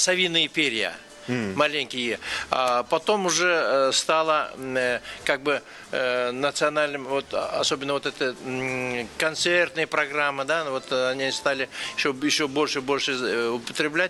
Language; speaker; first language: Russian; non-native, local second language; Kyrgyz